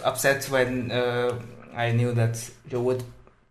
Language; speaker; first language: English; non-native, fluent; Chinese